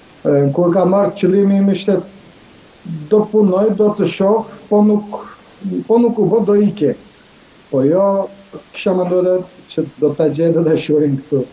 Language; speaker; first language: Albanian; non-native, fluent; Turkish